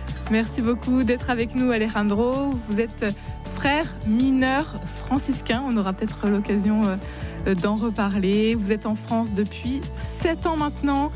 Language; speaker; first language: French; native; French